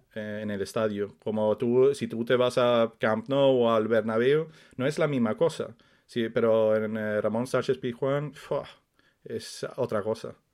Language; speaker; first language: Spanish; early bilingual, other home language; Swedish